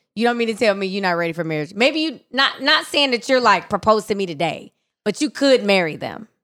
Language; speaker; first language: English; native; English